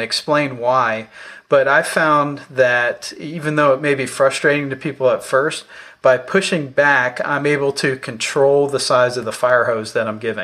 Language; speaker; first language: English; native; English